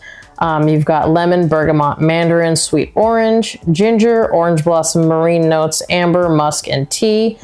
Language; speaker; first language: English; native; English